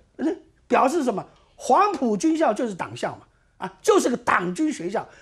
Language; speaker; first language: Chinese; native; Chinese